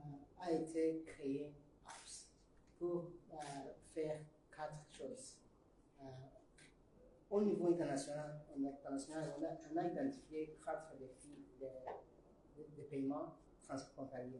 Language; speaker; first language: French; non-native, learner; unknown